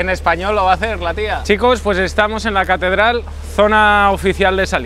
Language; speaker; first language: Spanish; native; Spanish